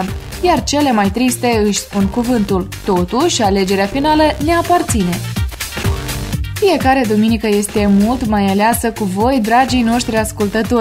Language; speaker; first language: Romanian; native; Romanian